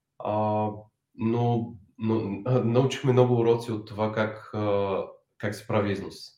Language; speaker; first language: Bulgarian; native; Bulgarian